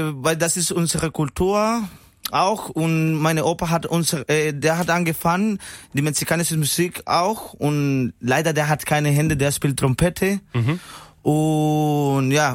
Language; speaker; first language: German; non-native, learner; Spanish